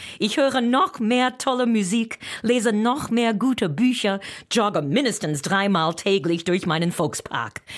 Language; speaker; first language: German; non-native, fluent; English